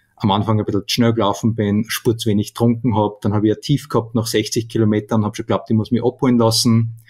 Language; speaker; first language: German; native; German